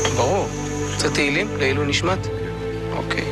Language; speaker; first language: Hebrew; native; Hebrew